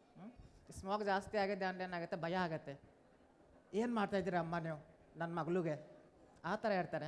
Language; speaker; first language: Kannada; non-native, learner; Bangla